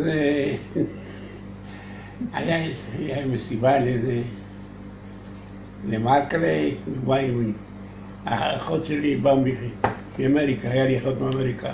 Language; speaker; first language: Hebrew; non-native, learner; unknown